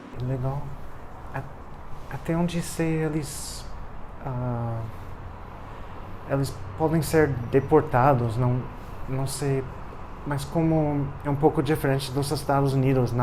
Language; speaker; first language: Portuguese; non-native, fluent; English